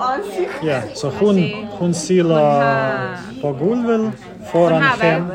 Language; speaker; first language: Danish; non-native, learner; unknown